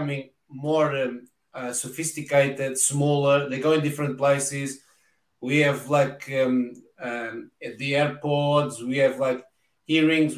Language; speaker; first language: English; non-native, fluent; Portuguese